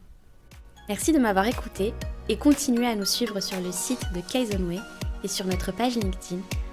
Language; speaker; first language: French; native; French